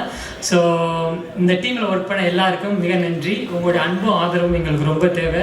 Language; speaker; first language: Tamil; native; Tamil